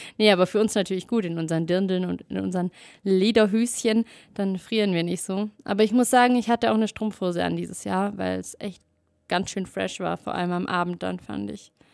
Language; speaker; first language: German; native; German